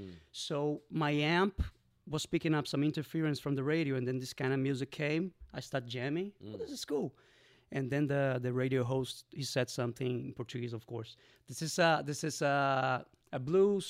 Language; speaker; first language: English; non-native, fluent; Portuguese